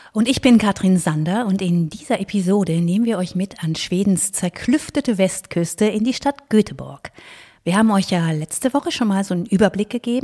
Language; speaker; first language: German; native; German